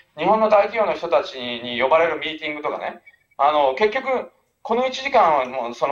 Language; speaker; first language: Japanese; native; Japanese